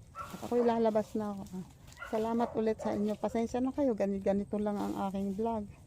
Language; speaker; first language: Filipino; native; Filipino